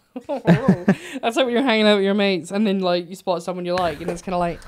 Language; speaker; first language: English; native; English